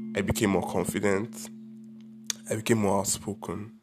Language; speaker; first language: English; non-native, local second language; Igbo